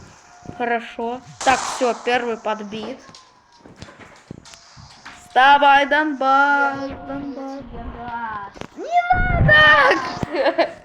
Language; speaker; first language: Russian; native; Russian